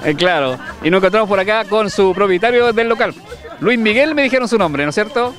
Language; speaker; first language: Spanish; native; Spanish